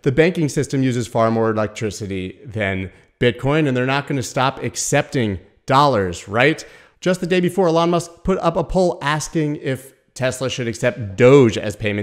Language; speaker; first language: English; native; English